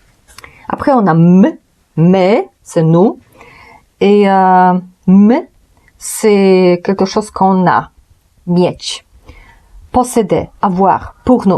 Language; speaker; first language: French; non-native, fluent; Polish